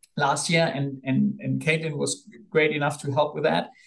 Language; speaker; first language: English; non-native, fluent; German